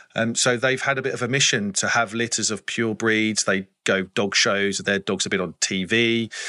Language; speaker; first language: English; native; English